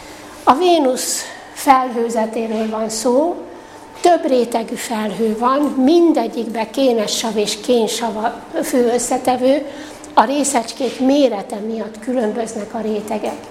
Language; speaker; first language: Hungarian; native; Hungarian